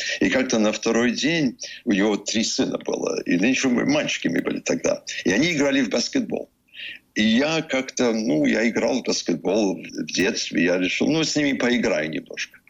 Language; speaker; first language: Russian; early bilingual, heritage; English